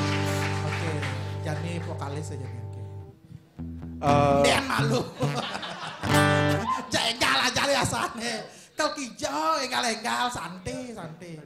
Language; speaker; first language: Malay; non-native, local second language; Balinese